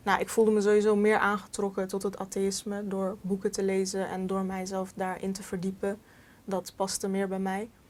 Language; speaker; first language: Dutch; early bilingual, other home language; Turkish